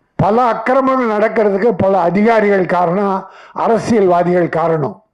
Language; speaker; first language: Tamil; native; Tamil